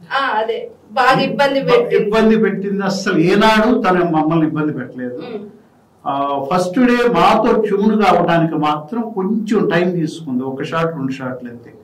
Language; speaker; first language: Telugu; native; Telugu